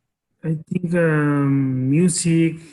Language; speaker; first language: English; non-native, learner; Spanish